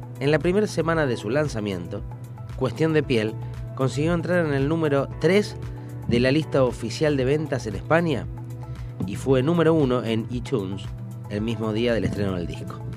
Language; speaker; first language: Spanish; native; Spanish